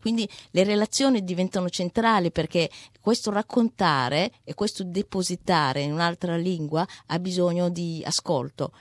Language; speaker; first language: Italian; non-native, fluent; Somali